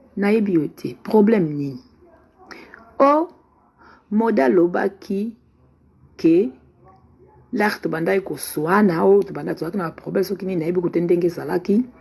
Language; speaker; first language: Lingala; non-native, fluent; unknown